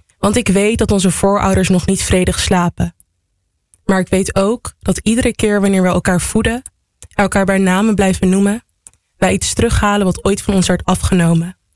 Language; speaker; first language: Dutch; native; Dutch